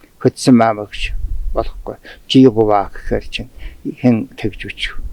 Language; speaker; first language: Mongolian; non-native, local second language; Tuvinian